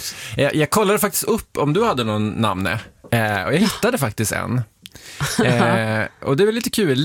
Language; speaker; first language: Swedish; native; Swedish